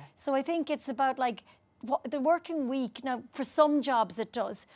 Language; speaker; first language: English; native; English